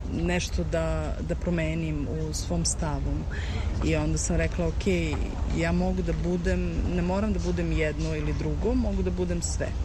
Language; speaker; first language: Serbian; early bilingual, heritage; Serbian